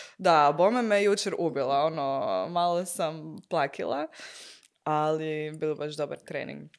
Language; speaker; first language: Croatian; early bilingual, heritage; Croatian